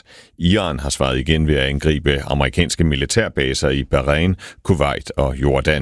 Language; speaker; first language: Danish; native; Danish